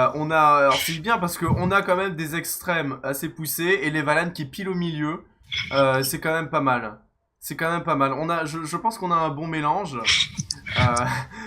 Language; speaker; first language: French; native; French